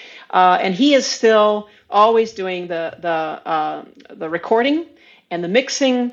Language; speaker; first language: English; native; English